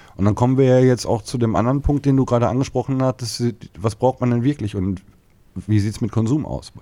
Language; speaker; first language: German; native; German